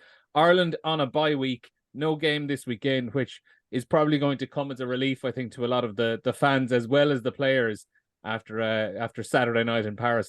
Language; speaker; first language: English; native; English